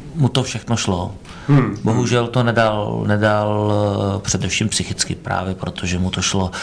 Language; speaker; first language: Czech; native; Czech